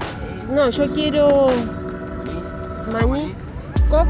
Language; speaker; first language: Spanish; non-native, fluent; Russian